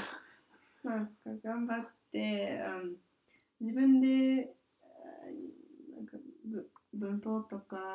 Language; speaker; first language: Japanese; non-native, fluent; English